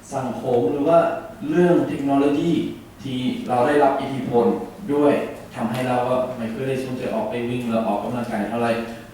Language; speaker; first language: Thai; non-native, learner; English